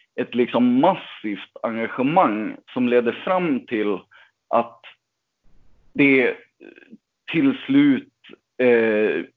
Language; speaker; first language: Swedish; non-native, fluent; English